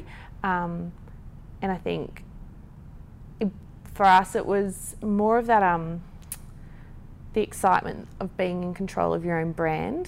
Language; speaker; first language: English; native; English